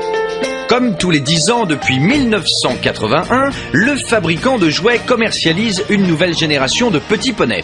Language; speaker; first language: French; native; French